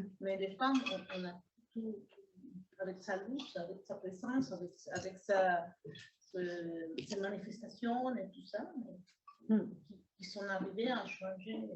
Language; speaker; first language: French; non-native, learner; Spanish